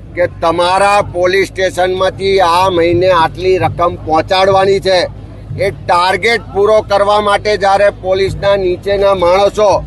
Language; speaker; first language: Gujarati; native; Gujarati